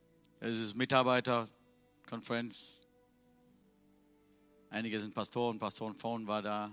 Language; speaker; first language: German; non-native, learner; Tamil